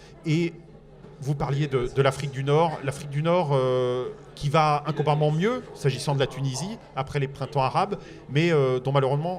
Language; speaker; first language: French; native; French